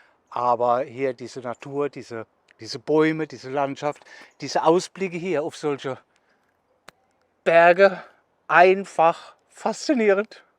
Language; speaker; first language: German; native; German